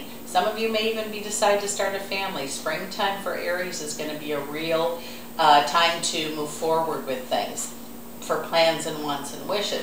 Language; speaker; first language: English; native; English